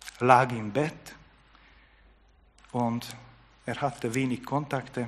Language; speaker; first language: German; non-native, fluent; Hungarian